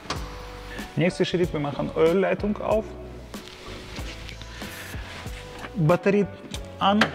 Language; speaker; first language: German; non-native, fluent; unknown